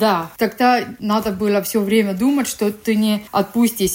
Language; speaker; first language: Russian; non-native, learner; Estonian